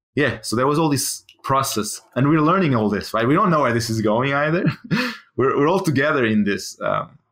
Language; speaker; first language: English; non-native, fluent; Portuguese